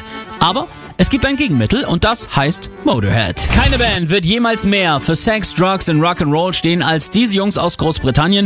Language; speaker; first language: German; native; German